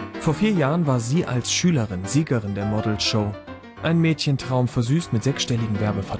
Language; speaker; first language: German; native; German